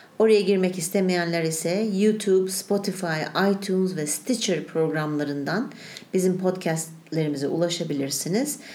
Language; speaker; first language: Turkish; native; Turkish